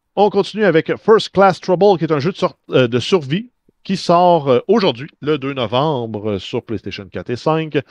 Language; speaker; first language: French; native; French